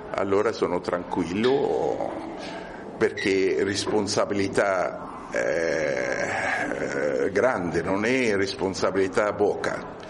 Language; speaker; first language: Italian; non-native, learner; Arabic